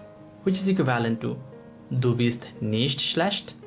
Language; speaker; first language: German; non-native, fluent; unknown